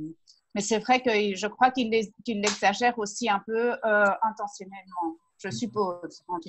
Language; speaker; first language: French; non-native, fluent; Spanish